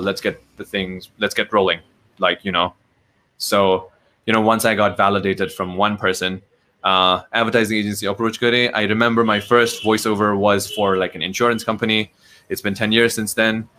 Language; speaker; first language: English; non-native, local second language; Nepali